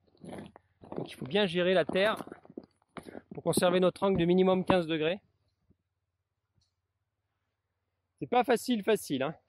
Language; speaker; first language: French; native; French